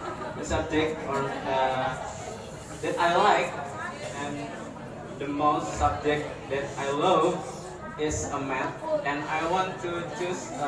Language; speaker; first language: English; non-native, learner; Indonesian